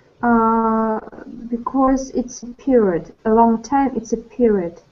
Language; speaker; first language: English; non-native, learner; Russian